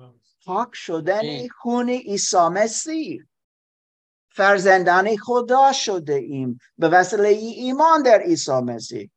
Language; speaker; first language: Persian; non-native, fluent; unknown